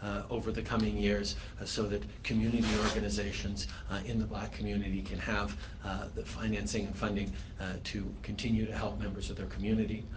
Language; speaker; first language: English; early bilingual, other home language; French